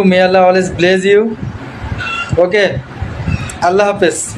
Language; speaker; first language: English; non-native, learner; Bangla